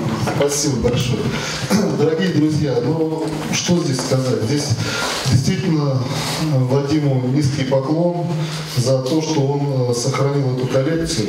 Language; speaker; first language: Russian; native; Russian